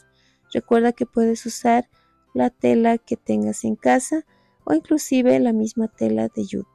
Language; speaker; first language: Spanish; native; Spanish